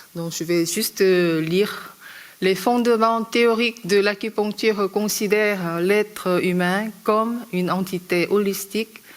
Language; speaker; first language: French; non-native, fluent; Korean